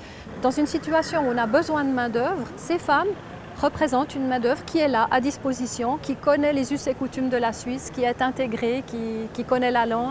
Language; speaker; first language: French; native; French